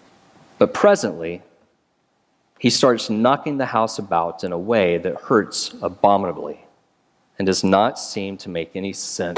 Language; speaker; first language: English; native; English